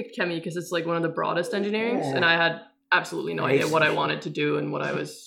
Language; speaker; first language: English; non-native, fluent; Swedish